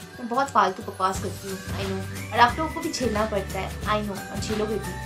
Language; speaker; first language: Hindi; non-native, local second language; Bangla